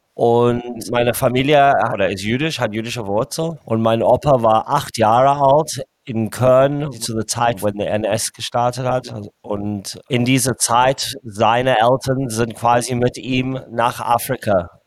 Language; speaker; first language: German; early bilingual, heritage; English